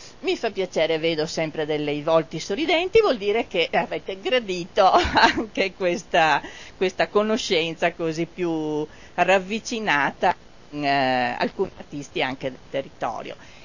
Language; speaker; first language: Italian; native; Italian